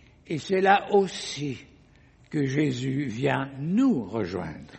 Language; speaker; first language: French; native; French